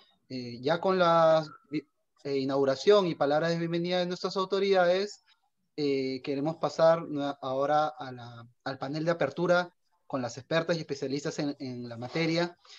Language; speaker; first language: Spanish; native; Spanish